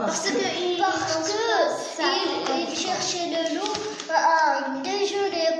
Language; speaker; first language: French; non-native, learner; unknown